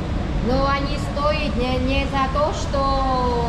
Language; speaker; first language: Russian; non-native, learner; Vietnamese